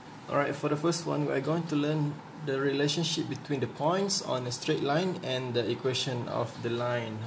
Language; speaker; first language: English; non-native, local second language; Malay